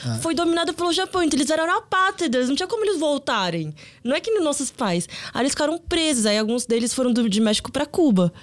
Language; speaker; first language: Portuguese; early bilingual, other home language; Korean